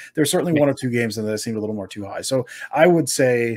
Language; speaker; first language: English; native; English